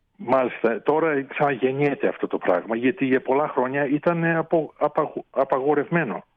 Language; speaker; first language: Greek; early bilingual, heritage; Greek